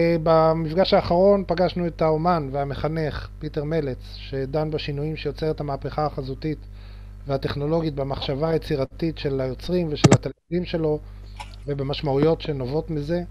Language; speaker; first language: Hebrew; native; Hebrew